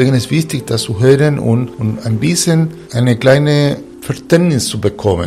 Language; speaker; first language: German; non-native, learner; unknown